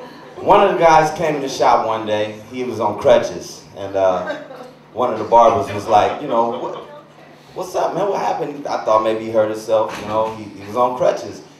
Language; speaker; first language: English; native; English